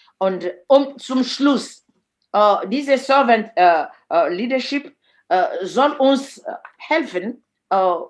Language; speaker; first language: German; non-native, fluent; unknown